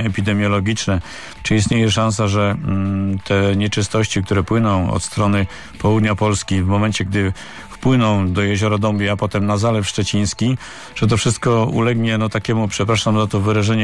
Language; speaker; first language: Polish; native; Polish